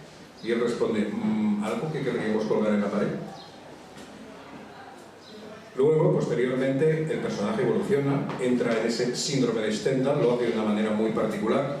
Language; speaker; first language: Spanish; native; Spanish